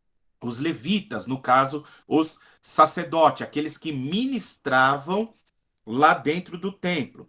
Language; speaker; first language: Portuguese; native; Portuguese